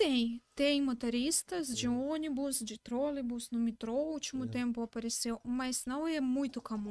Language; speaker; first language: Portuguese; non-native, learner; Russian